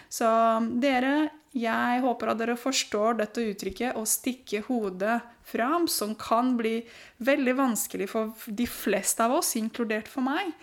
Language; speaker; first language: Norwegian; non-native, fluent; Romanian